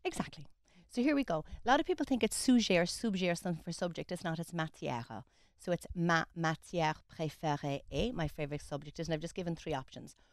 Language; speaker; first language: English; native; English